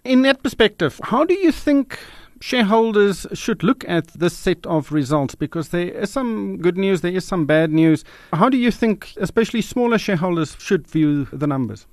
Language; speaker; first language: English; non-native, local second language; Afrikaans